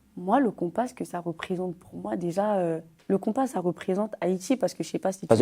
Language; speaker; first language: French; non-native, local second language; Haitian Creole